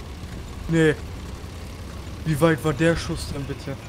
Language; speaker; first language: German; native; German